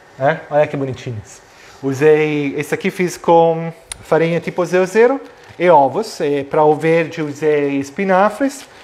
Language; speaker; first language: Portuguese; non-native, fluent; Italian